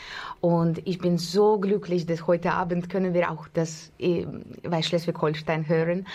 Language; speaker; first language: German; non-native, fluent; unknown